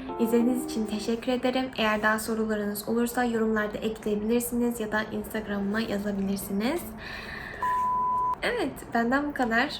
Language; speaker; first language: Turkish; non-native, fluent; Korean